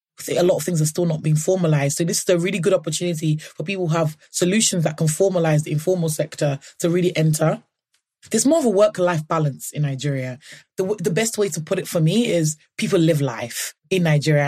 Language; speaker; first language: English; non-native, local second language; Yoruba